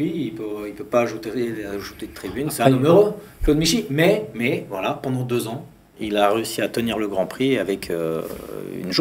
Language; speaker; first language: French; native; French